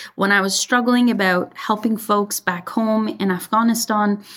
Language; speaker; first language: English; early bilingual, other home language; Persian